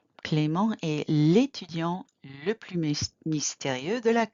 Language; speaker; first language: French; non-native, fluent; English